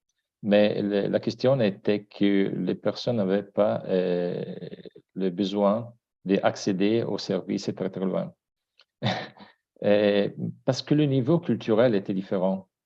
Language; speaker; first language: French; non-native, fluent; Italian